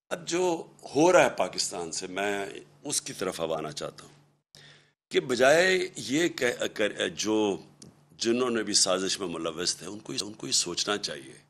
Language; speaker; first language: Urdu; native; Urdu